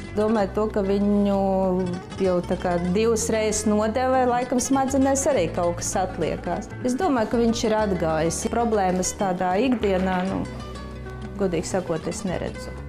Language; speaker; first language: Latvian; non-native, local second language; Russian